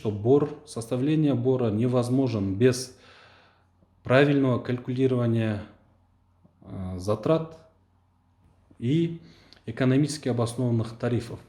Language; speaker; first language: Russian; non-native, local second language; Kyrgyz